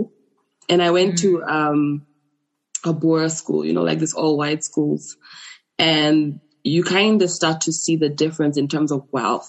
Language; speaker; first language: English; non-native, local second language; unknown